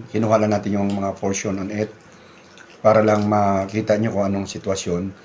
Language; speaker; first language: Filipino; non-native, local second language; Cebuano